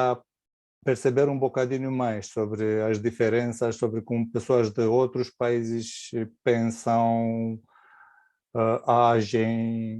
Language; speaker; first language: Portuguese; non-native, fluent; Romanian